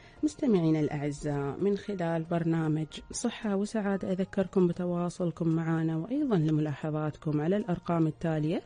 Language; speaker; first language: Arabic; native; Arabic